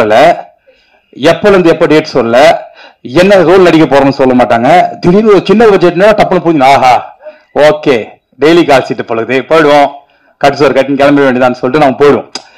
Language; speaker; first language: Tamil; native; Tamil